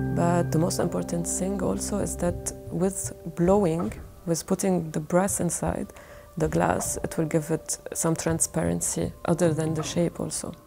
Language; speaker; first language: English; non-native, fluent; Arabic